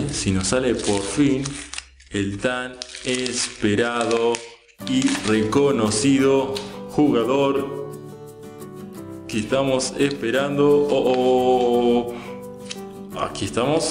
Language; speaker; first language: Spanish; native; Spanish